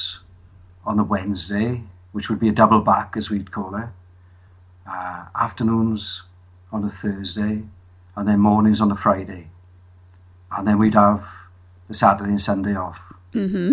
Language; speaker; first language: English; native; English